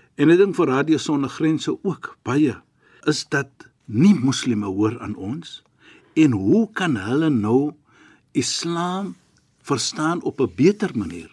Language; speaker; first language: Afrikaans; non-native, fluent; Arabic